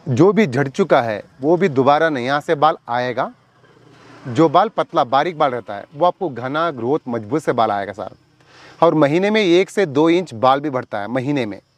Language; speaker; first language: Hindi; non-native, local second language; Kannada